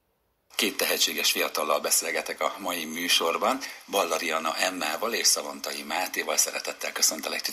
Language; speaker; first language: Hungarian; native; Hungarian